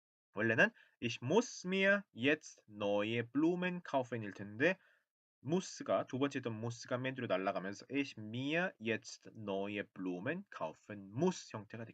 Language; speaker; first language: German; non-native, fluent; Korean